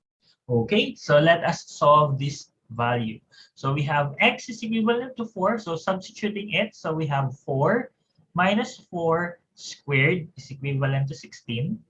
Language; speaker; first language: English; non-native, local second language; Filipino